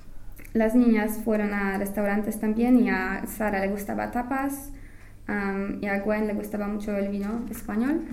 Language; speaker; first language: Spanish; non-native, fluent; English